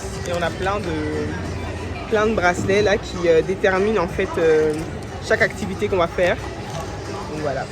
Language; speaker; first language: French; native; French